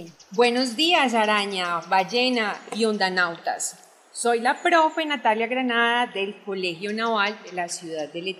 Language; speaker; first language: Spanish; native; Spanish